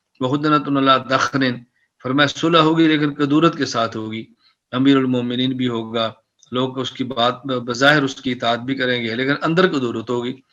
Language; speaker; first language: Urdu; non-native, local second language; Punjabi